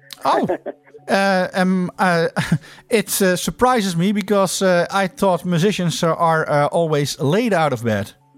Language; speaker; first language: English; non-native, fluent; Dutch